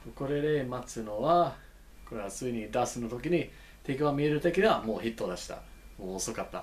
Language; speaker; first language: Japanese; non-native, learner; English